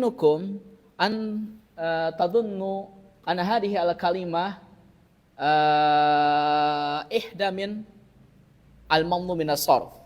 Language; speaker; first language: Arabic; non-native, fluent; Indonesian